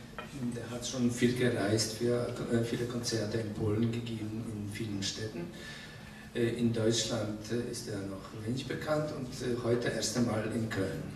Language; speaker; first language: German; non-native, fluent; Polish